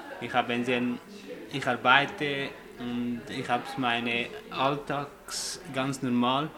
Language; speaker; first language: German; non-native, fluent; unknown